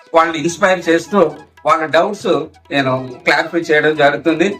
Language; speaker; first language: Telugu; native; Telugu